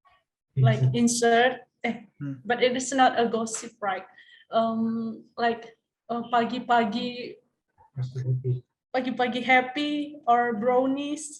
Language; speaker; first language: English; non-native, learner; Indonesian